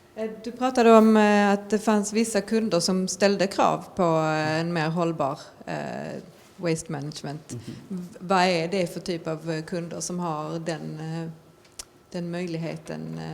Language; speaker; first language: Swedish; native; Swedish